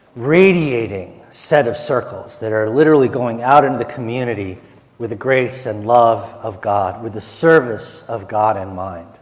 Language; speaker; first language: English; native; English